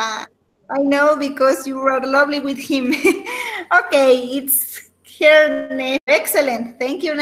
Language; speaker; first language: English; non-native, learner; Spanish